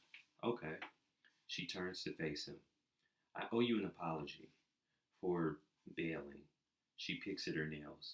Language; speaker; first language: English; native; English